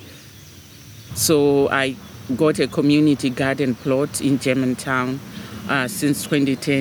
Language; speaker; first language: English; non-native, local second language; Shona